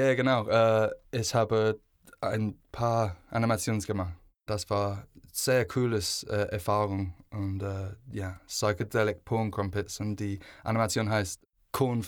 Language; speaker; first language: German; non-native, learner; English